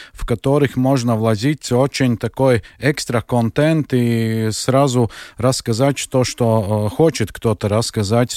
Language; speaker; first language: Russian; non-native, local second language; Latvian